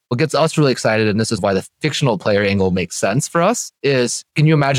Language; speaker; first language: English; native; English